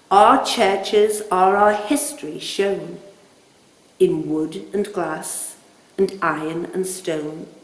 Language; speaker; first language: English; native; English